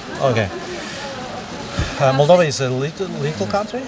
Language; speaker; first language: English; non-native, learner; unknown